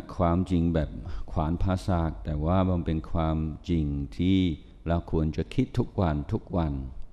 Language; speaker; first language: Thai; non-native, fluent; English